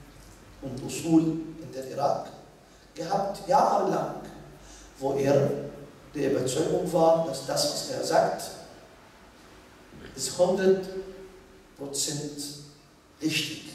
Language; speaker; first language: German; non-native, fluent; Arabic